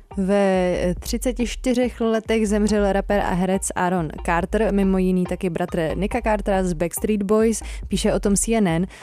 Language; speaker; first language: Czech; native; Czech